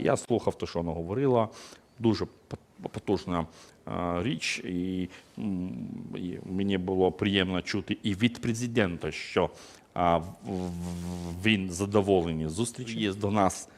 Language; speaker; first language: Ukrainian; non-native, fluent; Georgian